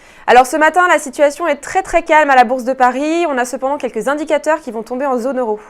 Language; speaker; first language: French; native; French